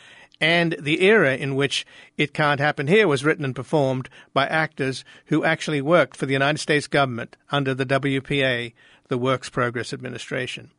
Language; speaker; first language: English; native; English